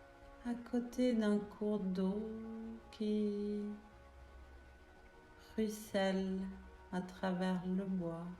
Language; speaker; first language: French; native; French